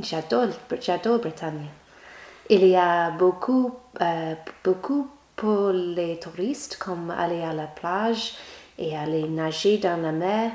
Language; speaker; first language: French; non-native, learner; English